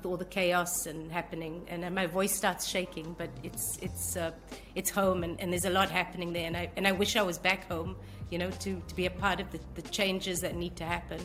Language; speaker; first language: English; native; English